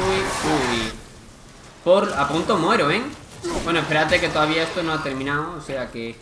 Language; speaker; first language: Spanish; native; Spanish